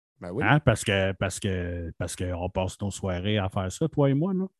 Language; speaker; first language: French; native; French